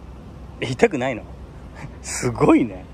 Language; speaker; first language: Japanese; native; Japanese